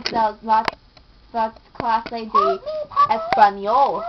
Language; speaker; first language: Spanish; non-native, learner; English